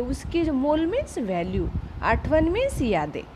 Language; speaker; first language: Hindi; non-native, local second language; Marathi